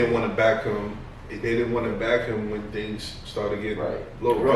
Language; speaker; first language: English; native; English